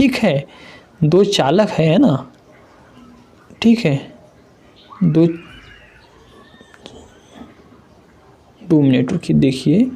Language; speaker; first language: Hindi; native; Hindi